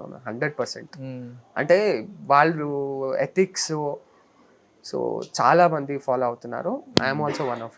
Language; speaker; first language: Telugu; non-native, learner; Kannada